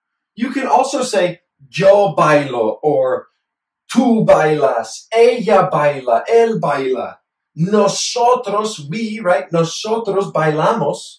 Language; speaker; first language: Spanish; non-native, fluent; English